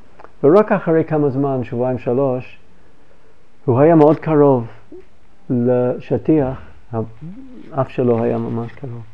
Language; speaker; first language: Hebrew; non-native, fluent; English